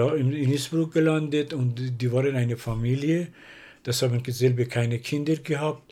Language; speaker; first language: German; non-native, learner; Persian